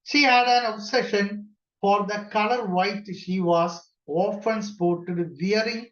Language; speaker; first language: English; non-native, local second language; Malayalam